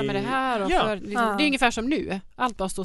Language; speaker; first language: Swedish; native; Swedish